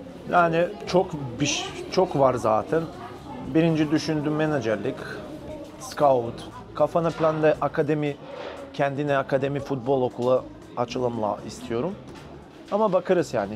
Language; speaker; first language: Turkish; non-native, learner; Macedonian